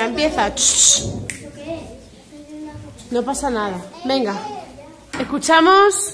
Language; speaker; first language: Spanish; native; Spanish